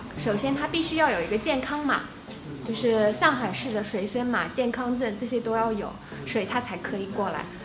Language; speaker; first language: Chinese; native; Chinese